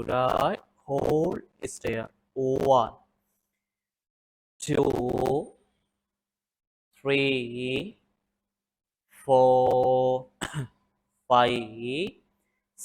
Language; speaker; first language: Vietnamese; non-native, learner; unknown